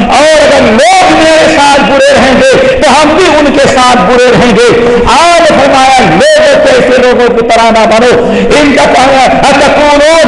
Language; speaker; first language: Urdu; native; Urdu